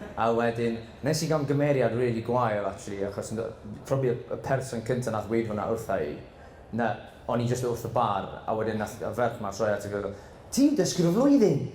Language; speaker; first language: Welsh; non-native, local second language; English